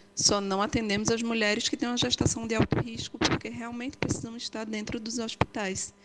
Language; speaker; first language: Portuguese; native; Portuguese